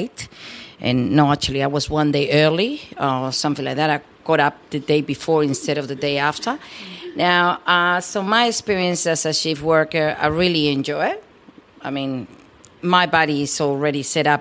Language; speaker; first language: English; non-native, fluent; Spanish